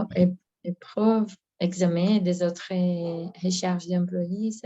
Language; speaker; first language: French; non-native, learner; Portuguese